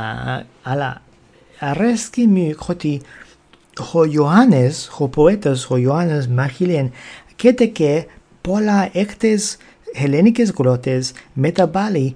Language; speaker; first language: Greek; non-native, fluent; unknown